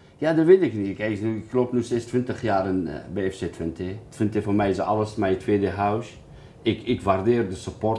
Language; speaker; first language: Dutch; non-native, fluent; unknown